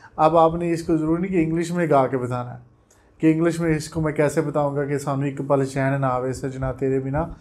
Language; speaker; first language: Urdu; non-native, local second language; Punjabi